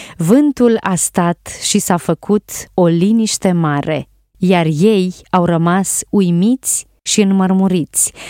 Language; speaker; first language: Romanian; native; Romanian